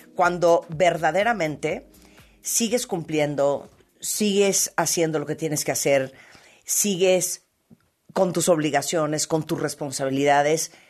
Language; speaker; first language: Spanish; native; Spanish